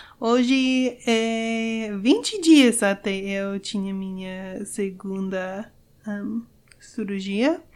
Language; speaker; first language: Portuguese; non-native, learner; English